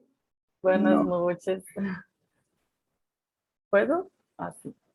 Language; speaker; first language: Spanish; non-native, learner; Portuguese